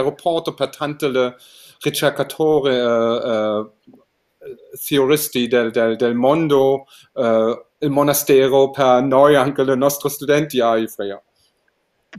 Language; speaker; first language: Italian; non-native, learner; German